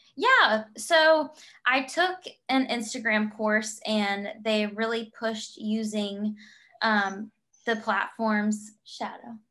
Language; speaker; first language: English; native; English